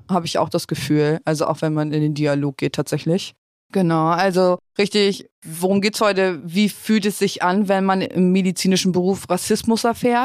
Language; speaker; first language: German; native; German